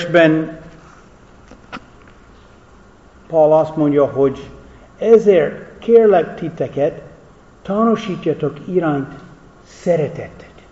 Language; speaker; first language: Hungarian; non-native, fluent; English